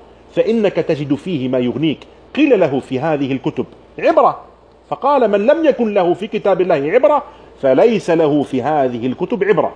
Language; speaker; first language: Arabic; non-native, fluent; German